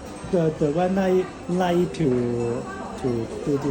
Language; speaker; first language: English; non-native, learner; Cantonese